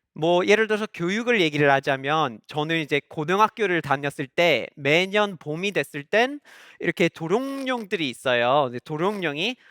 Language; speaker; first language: Korean; non-native, fluent; English